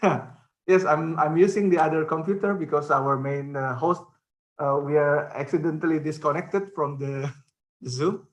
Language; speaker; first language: English; non-native, fluent; Indonesian